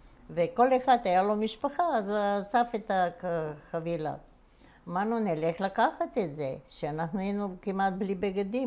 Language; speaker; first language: Hebrew; non-native, fluent; Bulgarian